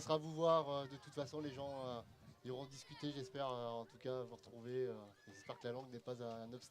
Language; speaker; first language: French; native; French